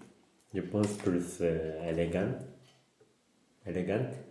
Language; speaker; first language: French; non-native, learner; Japanese